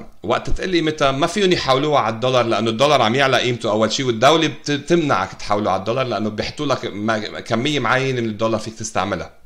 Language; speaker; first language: Arabic; native; Arabic